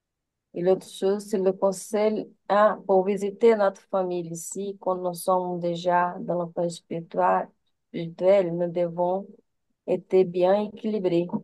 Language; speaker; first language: French; non-native, learner; Portuguese